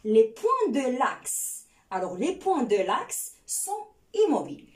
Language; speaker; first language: French; non-native, local second language; Arabic